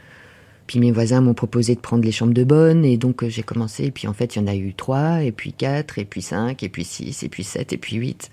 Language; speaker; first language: French; native; French